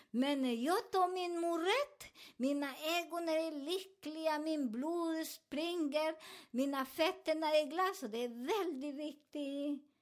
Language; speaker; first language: Swedish; non-native, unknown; Spanish